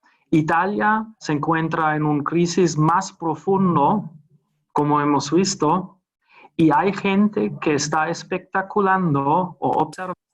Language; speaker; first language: Spanish; non-native, fluent; German